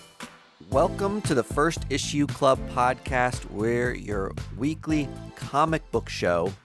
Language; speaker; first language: English; native; English